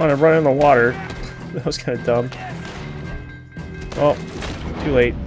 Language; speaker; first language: English; native; English